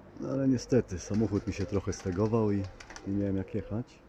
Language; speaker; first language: Polish; native; Polish